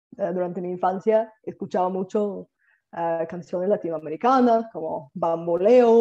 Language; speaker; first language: Spanish; non-native, fluent; Bulgarian